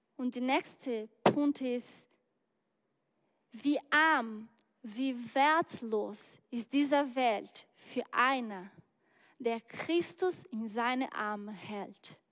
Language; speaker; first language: German; non-native, learner; Portuguese